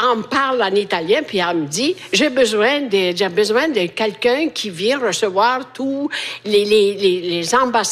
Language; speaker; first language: French; non-native, fluent; Italian